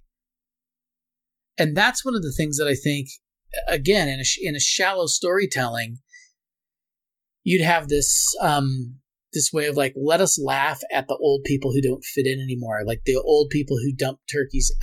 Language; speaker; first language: English; native; English